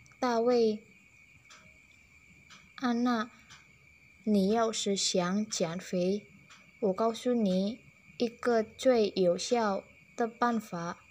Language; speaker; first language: Chinese; non-native, learner; Indonesian